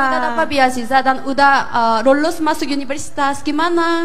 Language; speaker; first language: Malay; non-native, fluent; Korean